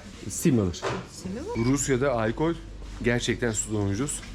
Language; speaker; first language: Turkish; native; Turkish